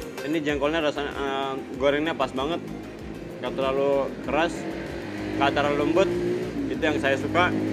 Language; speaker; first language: Malay; non-native, fluent; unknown